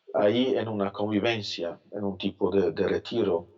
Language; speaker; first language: Spanish; non-native, fluent; Polish